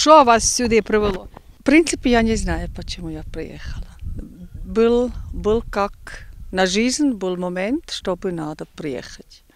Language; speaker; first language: Ukrainian; non-native, learner; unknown